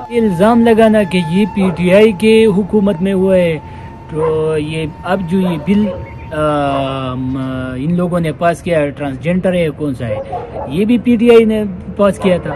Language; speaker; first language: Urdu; non-native, local second language; Pashto